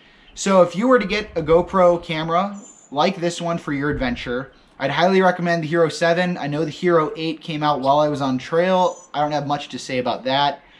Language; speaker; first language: English; native; English